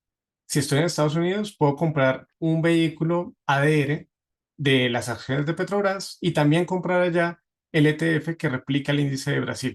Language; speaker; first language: Spanish; native; Spanish